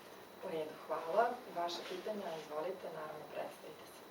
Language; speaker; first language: Serbian; native; Serbian